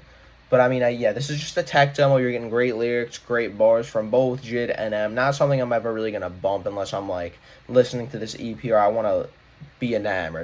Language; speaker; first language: English; native; English